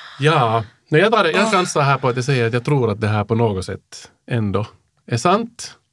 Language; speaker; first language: Swedish; native; Swedish